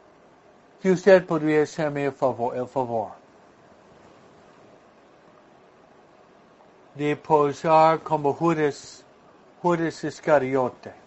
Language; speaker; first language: Spanish; non-native, fluent; English